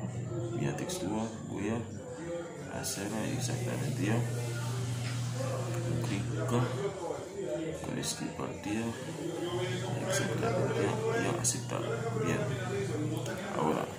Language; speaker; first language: Spanish; non-native, learner; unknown